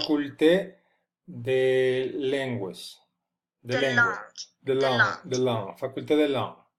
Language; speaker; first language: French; non-native, learner; Spanish